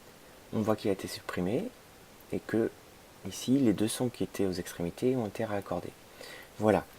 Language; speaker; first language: French; native; French